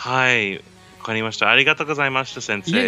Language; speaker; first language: Japanese; non-native, learner; English